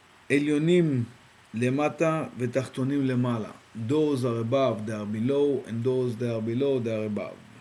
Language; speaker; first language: English; non-native, fluent; Hebrew